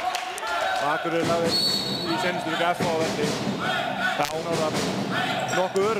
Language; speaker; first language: Icelandic; native; Icelandic